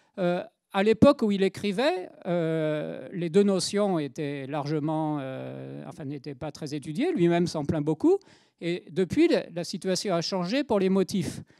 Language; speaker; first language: French; native; French